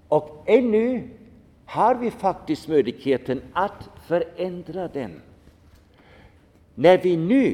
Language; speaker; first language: Swedish; non-native, fluent; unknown